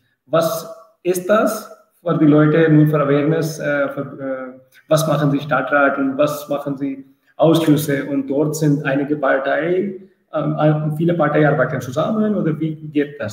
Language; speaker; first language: German; non-native, learner; Urdu